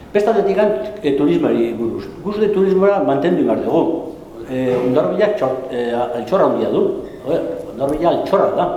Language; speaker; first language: Basque; non-native, local second language; Spanish